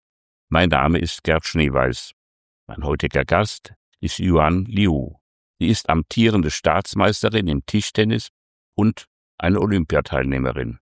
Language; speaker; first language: German; native; German